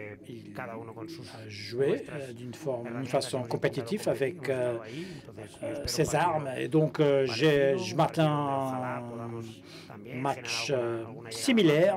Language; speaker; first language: French; non-native, fluent; Spanish